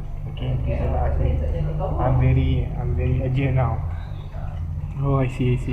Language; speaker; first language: English; non-native, local second language; Malay